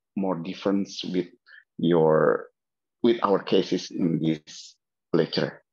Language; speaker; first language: English; non-native, fluent; Indonesian